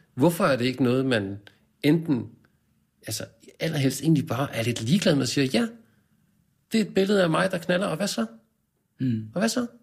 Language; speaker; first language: Danish; native; Danish